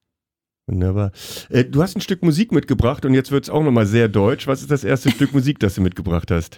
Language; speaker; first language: German; native; German